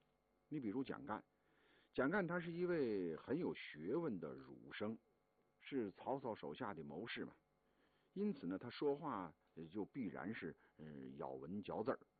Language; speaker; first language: Chinese; native; Chinese